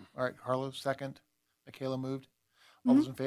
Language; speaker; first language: English; native; English